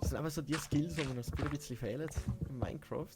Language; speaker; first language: German; native; German